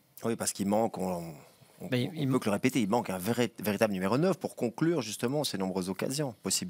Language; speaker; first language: French; native; French